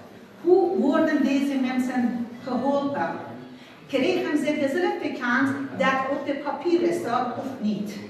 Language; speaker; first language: Dutch; non-native, fluent; Persian